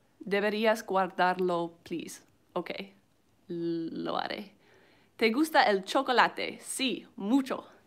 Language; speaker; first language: Spanish; non-native, learner; English